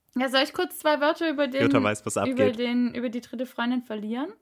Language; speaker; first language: German; native; German